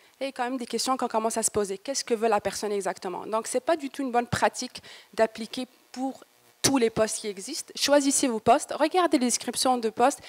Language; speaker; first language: French; native; French